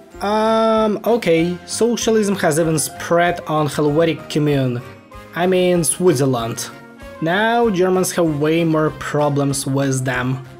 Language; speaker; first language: English; non-native, fluent; Ukrainian